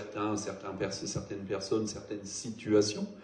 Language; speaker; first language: French; native; French